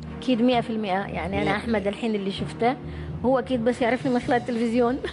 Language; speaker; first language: Arabic; native; Arabic